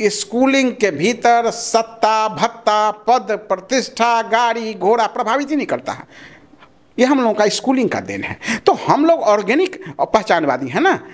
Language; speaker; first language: Hindi; non-native, local second language; Maithili